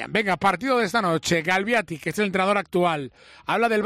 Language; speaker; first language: Spanish; native; Spanish